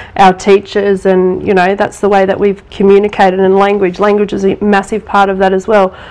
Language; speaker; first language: English; native; English